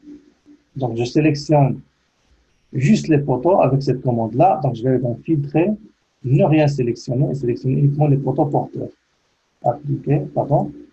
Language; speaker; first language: French; native; French